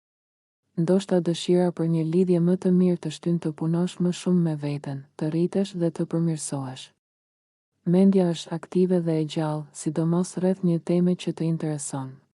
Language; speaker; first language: Albanian; native; Albanian